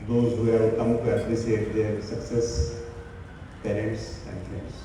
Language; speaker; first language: English; non-native, local second language; Marathi